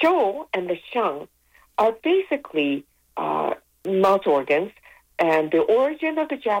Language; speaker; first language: English; native; English